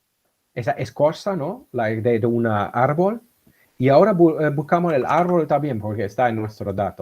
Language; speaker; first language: Spanish; non-native, fluent; German